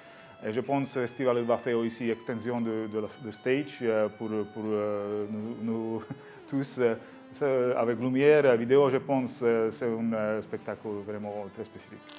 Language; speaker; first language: French; non-native, learner; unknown